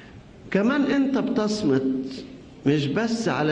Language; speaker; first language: Arabic; native; Arabic